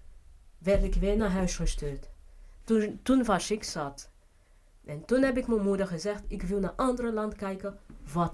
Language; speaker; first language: Dutch; non-native, fluent; Portuguese